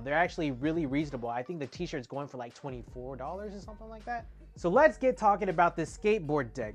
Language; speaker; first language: English; native; English